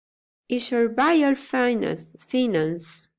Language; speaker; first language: German; non-native, learner; Spanish